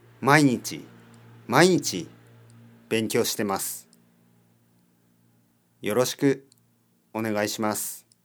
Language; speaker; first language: Japanese; non-native, learner; English